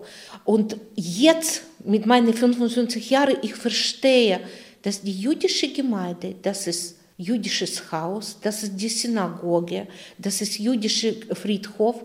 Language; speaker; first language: German; non-native, fluent; Russian